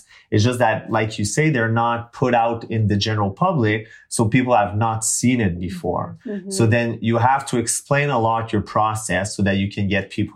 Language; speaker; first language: English; non-native, fluent; French